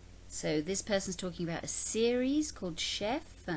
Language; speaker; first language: French; non-native, fluent; English